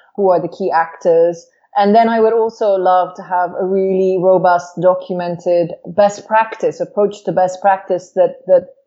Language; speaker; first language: English; native; English